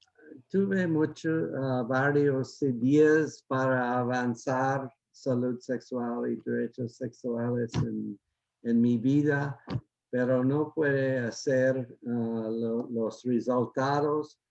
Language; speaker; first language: Spanish; non-native, learner; English